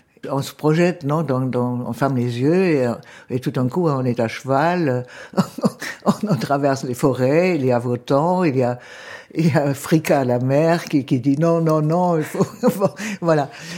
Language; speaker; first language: French; non-native, fluent; German